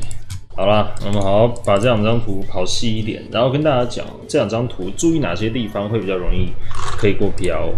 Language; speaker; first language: Chinese; native; Chinese